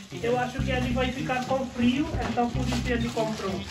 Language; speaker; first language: Portuguese; non-native, learner; Hindi